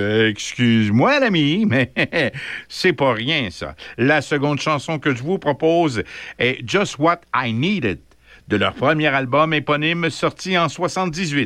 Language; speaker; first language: French; native; French